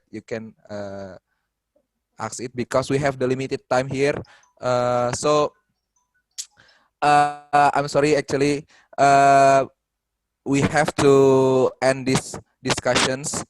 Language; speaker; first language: English; non-native, fluent; Indonesian